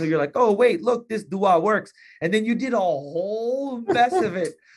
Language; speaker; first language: English; native; English